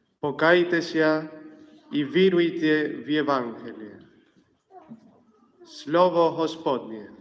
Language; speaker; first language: Ukrainian; non-native, fluent; Polish